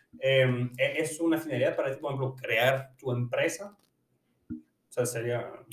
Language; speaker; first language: Spanish; non-native, fluent; French